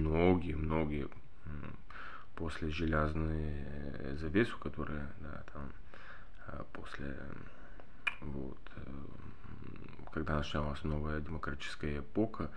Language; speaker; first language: Russian; non-native, learner; Bulgarian